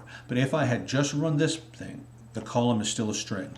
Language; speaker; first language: English; native; English